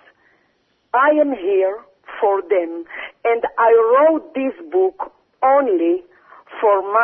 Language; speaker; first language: English; early bilingual, other home language; Arabic